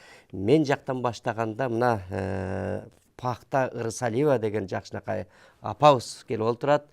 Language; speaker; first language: Kyrgyz; native; Kyrgyz